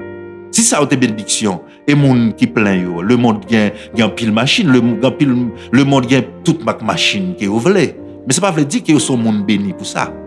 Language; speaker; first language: French; non-native, local second language; Haitian Creole